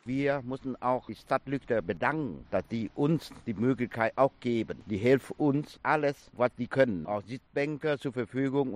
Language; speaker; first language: German; non-native, learner; Thai